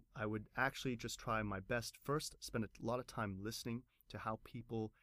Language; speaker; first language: English; native; English